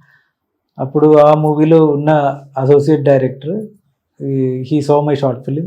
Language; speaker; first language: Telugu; non-native, learner; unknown